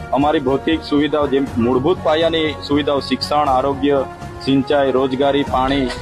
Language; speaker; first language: Gujarati; non-native, local second language; Vasavi